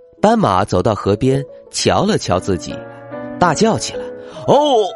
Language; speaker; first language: Chinese; native; Chinese